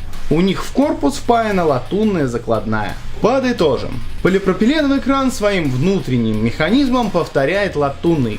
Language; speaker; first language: Russian; native; Russian